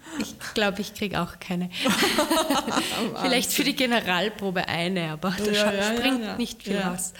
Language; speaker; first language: German; native; German